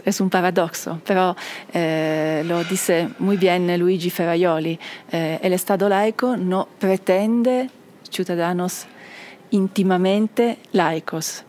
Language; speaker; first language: Spanish; non-native, fluent; Italian